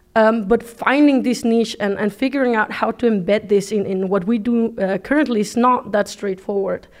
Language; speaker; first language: English; non-native, fluent; Spanish